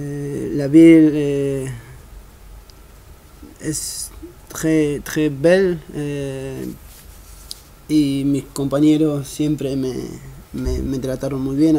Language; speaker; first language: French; non-native, learner; Spanish